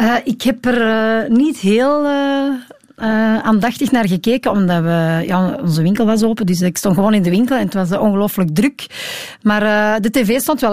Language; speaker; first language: Dutch; native; Dutch